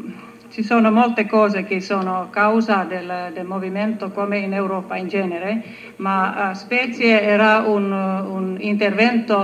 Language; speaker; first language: Italian; non-native, learner; Finnish